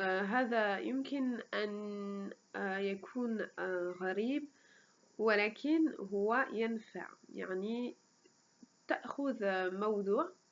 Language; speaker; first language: Arabic; non-native, fluent; French